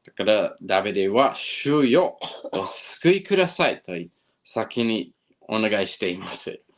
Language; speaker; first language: Japanese; non-native, fluent; English